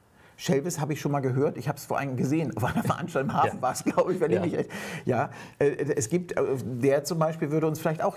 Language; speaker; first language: German; native; German